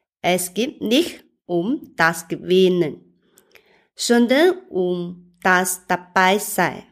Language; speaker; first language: German; non-native, learner; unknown